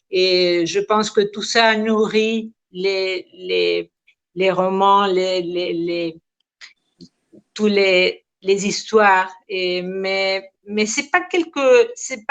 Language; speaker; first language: French; non-native, fluent; Spanish